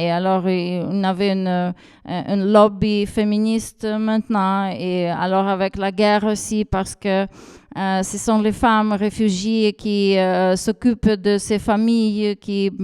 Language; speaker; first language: French; non-native, fluent; Ukrainian